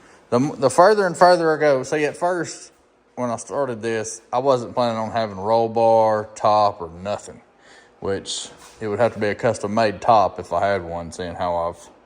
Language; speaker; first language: English; native; English